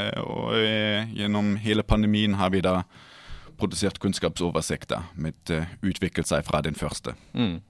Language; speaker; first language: Norwegian; non-native, fluent; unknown